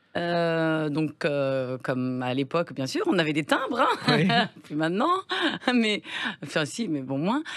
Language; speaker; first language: French; native; French